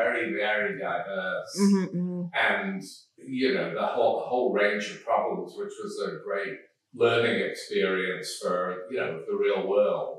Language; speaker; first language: English; native; English